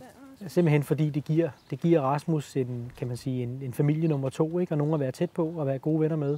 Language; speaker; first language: Danish; native; Danish